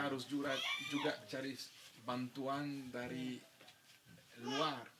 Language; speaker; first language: Indonesian; non-native, fluent; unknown